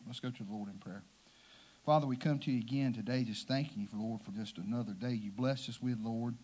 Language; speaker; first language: English; native; English